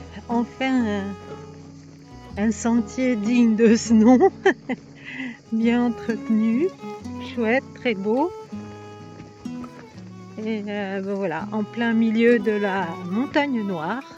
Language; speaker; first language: French; native; French